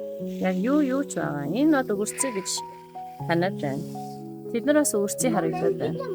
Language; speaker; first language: Mongolian; native; Mongolian